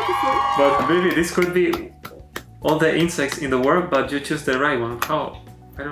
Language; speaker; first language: English; non-native, learner; Spanish